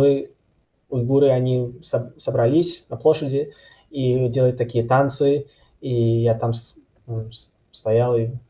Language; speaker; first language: Russian; early bilingual, heritage; Russian